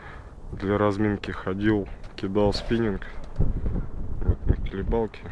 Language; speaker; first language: Russian; native; Russian